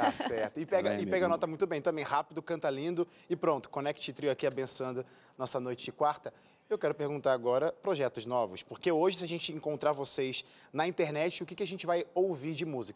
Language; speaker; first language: Portuguese; native; Portuguese